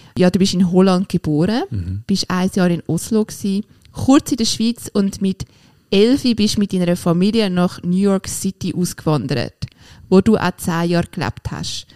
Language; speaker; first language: German; native; German